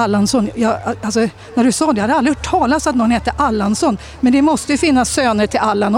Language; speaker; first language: Swedish; native; Swedish